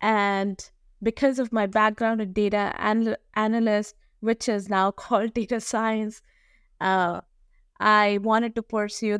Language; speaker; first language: English; non-native, local second language; Hindi